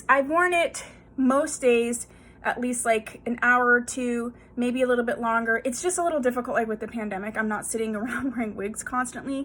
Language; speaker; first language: English; native; English